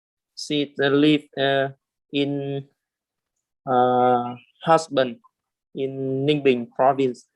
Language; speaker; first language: English; non-native, learner; Vietnamese